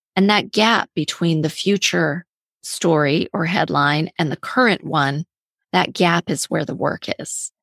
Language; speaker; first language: English; native; English